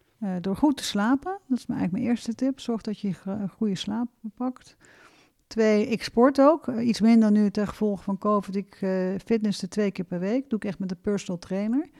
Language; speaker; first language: Dutch; native; Dutch